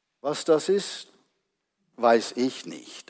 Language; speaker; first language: German; non-native, fluent; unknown